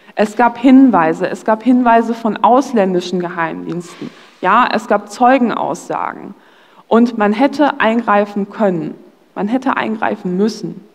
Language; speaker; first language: German; early bilingual, other home language; Polish